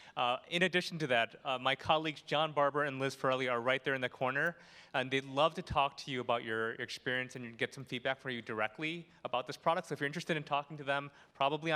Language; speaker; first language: English; native; English